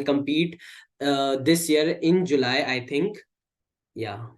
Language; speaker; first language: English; non-native, local second language; Hindi